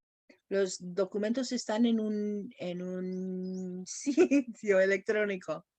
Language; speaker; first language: Spanish; non-native, fluent; English